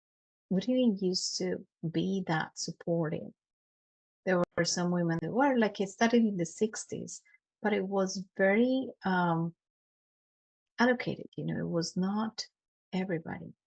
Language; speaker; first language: English; non-native, fluent; Spanish